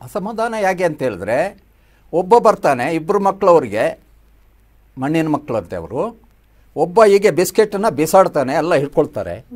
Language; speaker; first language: Kannada; non-native, local second language; Kodava